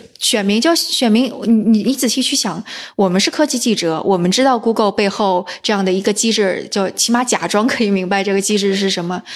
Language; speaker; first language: Chinese; native; Chinese